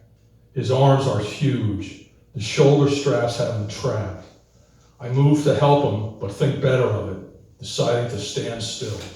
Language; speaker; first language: English; native; English